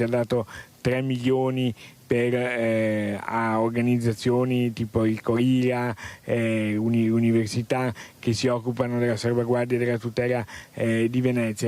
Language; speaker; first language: Italian; native; Italian